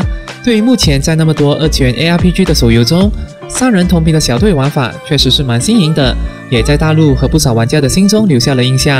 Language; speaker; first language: Chinese; native; Chinese